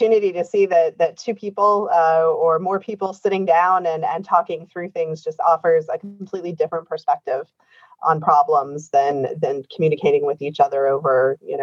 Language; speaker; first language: English; native; English